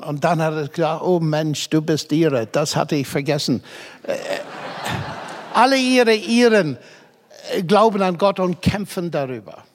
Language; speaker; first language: German; non-native, fluent; English